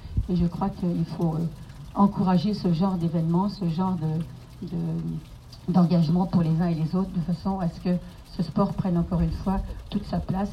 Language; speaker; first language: French; native; French